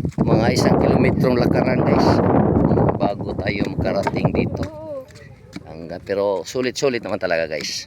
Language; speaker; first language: Filipino; non-native, local second language; Cebuano